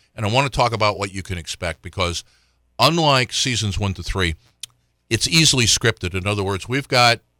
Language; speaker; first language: English; native; English